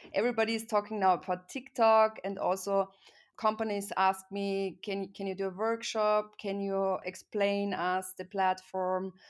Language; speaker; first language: English; non-native, fluent; German